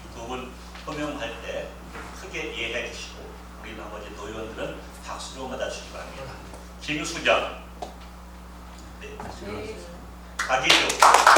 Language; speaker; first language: Korean; native; Korean